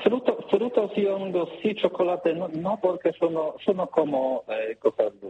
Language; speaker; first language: Spanish; non-native, learner; Polish